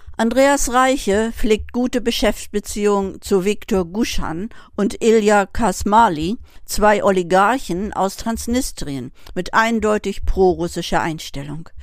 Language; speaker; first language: German; native; German